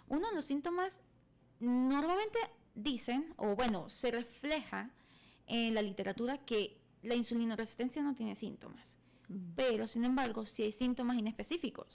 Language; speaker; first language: Spanish; native; Spanish